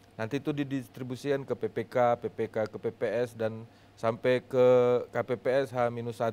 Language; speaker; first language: Indonesian; native; Indonesian